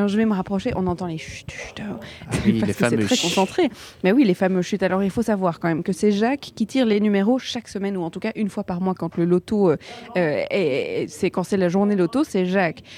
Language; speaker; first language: French; native; French